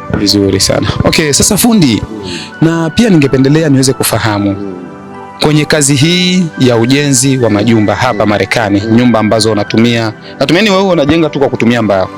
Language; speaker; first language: Swahili; native; Swahili